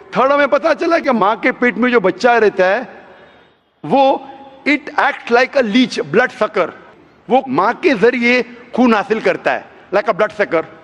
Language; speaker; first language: Hindi; non-native, local second language; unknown